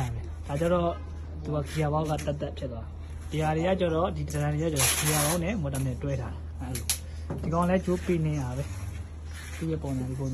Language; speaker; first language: Burmese; native; Burmese